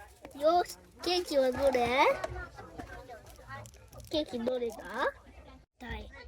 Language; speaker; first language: Japanese; native; Japanese